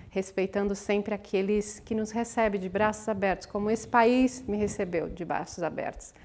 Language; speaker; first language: English; non-native, learner; Portuguese